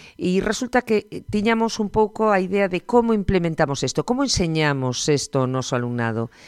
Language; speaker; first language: Galician; native; Galician